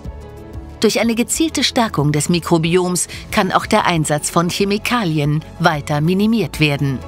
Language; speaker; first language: German; native; German